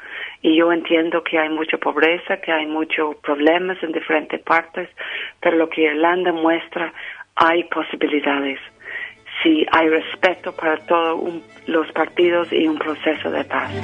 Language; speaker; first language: Spanish; non-native, fluent; English